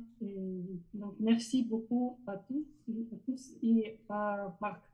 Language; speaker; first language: French; non-native, learner; Russian